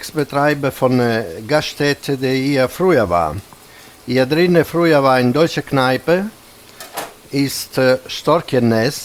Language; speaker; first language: German; non-native, fluent; Italian